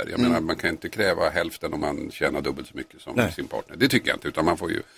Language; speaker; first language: Swedish; native; Swedish